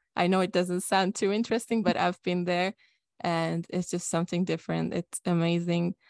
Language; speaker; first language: English; non-native, fluent; Hungarian